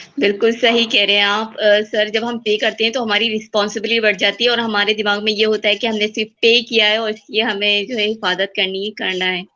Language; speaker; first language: Urdu; native; Urdu